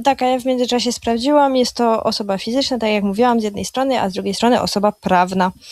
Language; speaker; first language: Polish; early bilingual, heritage; Polish